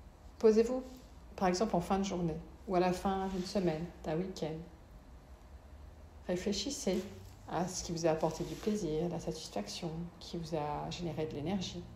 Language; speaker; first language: French; native; French